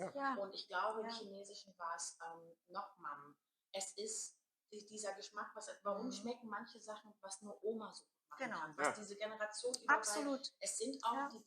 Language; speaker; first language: German; native; German